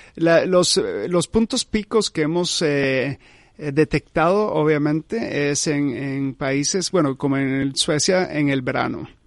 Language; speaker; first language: Spanish; early bilingual, heritage; Spanish